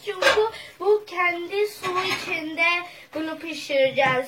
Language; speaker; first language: Turkish; non-native, learner; Urdu